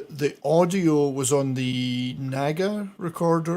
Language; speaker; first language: English; native; English